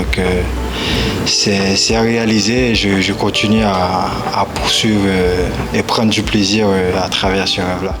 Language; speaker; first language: French; non-native, local second language; Haitian Creole